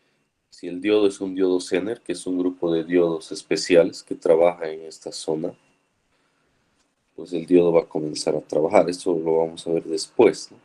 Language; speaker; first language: Spanish; native; Spanish